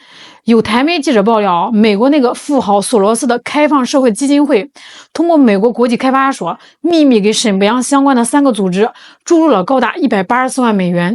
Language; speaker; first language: Chinese; native; Chinese